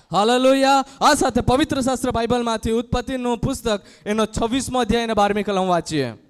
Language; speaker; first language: Gujarati; non-native, local second language; Gamit